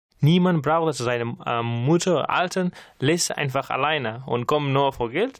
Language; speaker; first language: German; non-native, learner; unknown